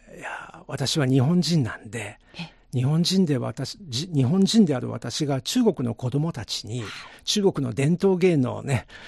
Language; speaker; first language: Japanese; native; Japanese